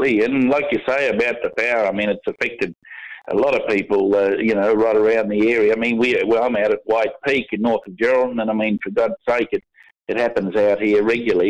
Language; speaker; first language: English; native; English